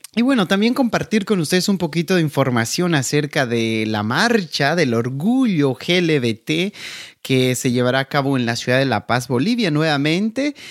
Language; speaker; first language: Spanish; native; Spanish